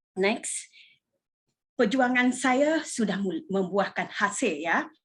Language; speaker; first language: Malay; non-native, local second language; Iban